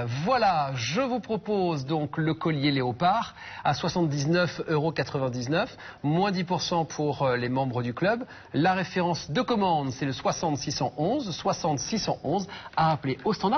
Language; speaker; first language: French; native; French